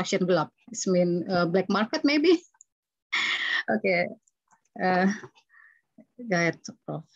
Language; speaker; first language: English; non-native, fluent; Indonesian